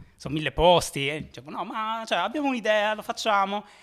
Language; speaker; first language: Italian; native; Italian